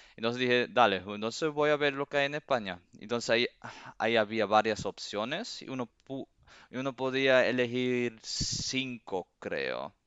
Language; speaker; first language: Spanish; early bilingual, heritage; Spanish